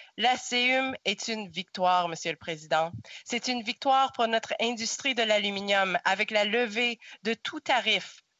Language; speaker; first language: French; non-native, local second language; English